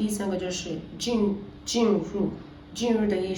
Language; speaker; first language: Chinese; non-native, learner; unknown